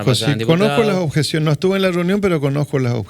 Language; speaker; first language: Spanish; native; Spanish